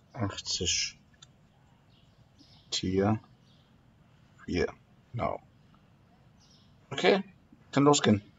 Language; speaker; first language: German; native; German